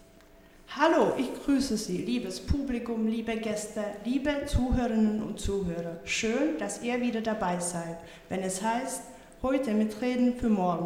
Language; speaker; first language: German; non-native, learner; Czech